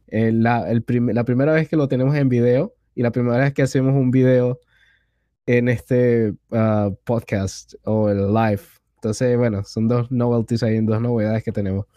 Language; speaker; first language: Spanish; native; Spanish